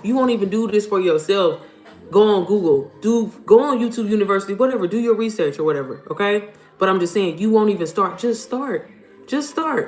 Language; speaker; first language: English; native; English